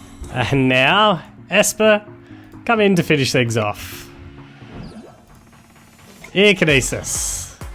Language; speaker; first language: English; native; English